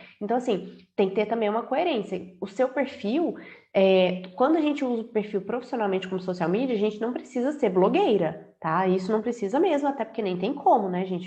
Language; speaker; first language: Portuguese; native; Portuguese